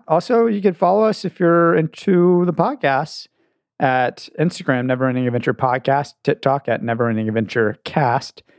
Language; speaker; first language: English; native; English